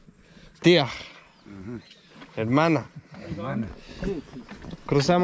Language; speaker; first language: Spanish; non-native, learner; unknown